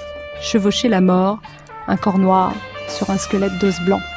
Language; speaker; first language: French; native; French